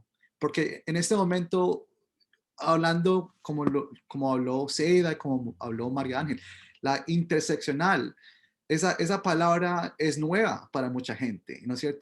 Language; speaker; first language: Spanish; early bilingual, heritage; Spanish